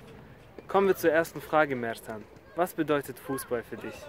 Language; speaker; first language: German; native; German